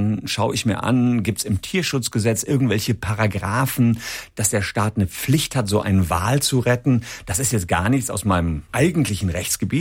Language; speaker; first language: German; native; German